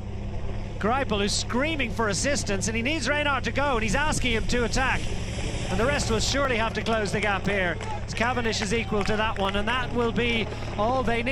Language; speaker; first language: English; native; English